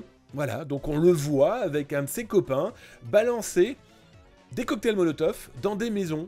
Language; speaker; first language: French; native; French